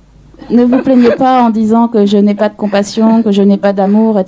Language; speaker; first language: French; native; French